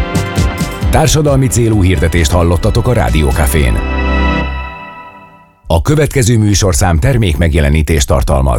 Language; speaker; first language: Hungarian; native; Hungarian